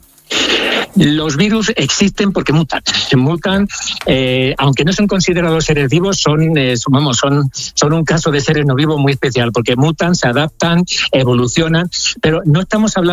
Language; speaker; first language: Spanish; native; Spanish